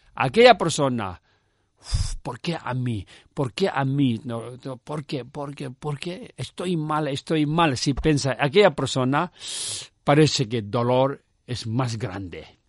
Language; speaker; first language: Spanish; non-native, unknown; Tibetan